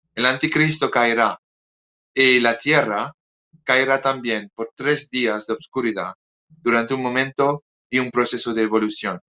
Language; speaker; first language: Spanish; non-native, fluent; French